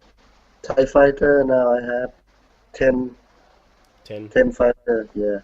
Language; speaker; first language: English; non-native, learner; Thai